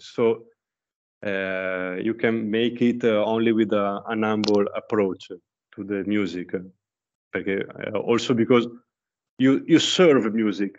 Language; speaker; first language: English; non-native, learner; Italian